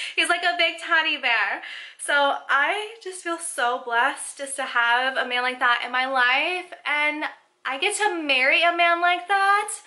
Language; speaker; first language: English; native; English